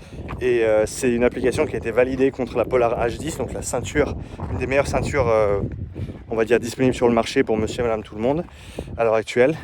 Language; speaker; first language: French; native; French